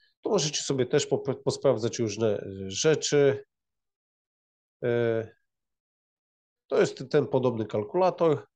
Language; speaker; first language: Polish; native; Polish